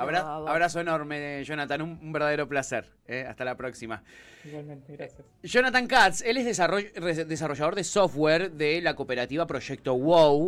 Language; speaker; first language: Spanish; native; Spanish